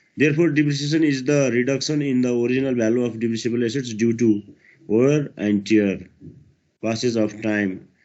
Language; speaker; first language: English; non-native, local second language; Nepali